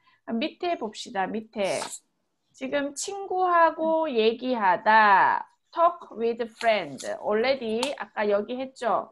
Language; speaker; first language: Korean; native; Korean